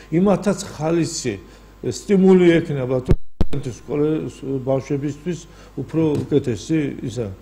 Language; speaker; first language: Georgian; non-native, local second language; Azerbaijani